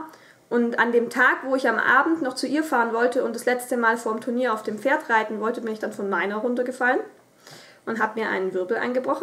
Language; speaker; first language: German; native; German